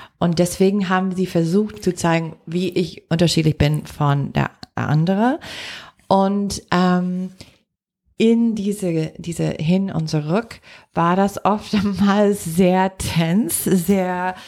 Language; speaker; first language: German; non-native, fluent; English